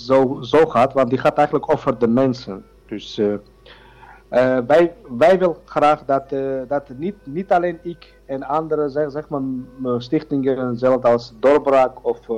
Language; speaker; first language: Dutch; non-native, learner; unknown